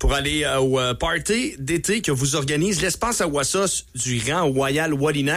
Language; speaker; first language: French; native; French